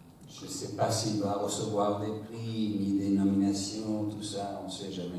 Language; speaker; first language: French; non-native, fluent; English